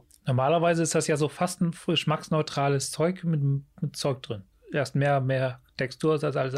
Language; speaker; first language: German; native; German